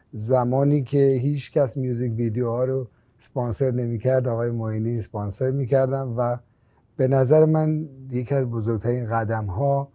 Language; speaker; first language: Persian; non-native, local second language; Armenian